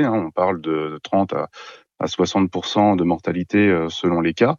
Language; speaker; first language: French; native; French